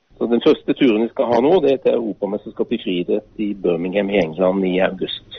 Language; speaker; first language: Norwegian; native; Norwegian